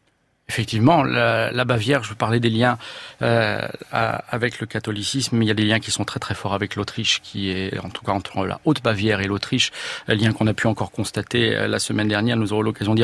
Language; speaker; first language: French; native; French